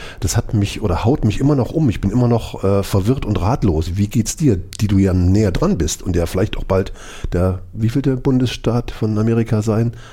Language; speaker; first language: German; native; German